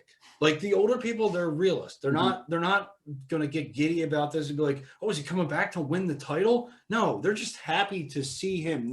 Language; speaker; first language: English; native; English